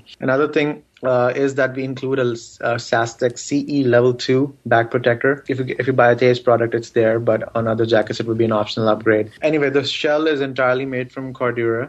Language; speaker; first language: English; non-native, local second language; Urdu